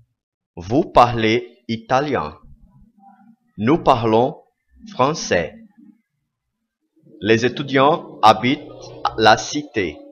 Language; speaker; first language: French; non-native, fluent; Portuguese